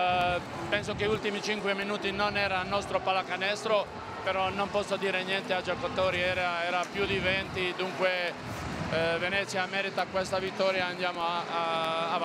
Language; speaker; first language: Italian; non-native, fluent; Croatian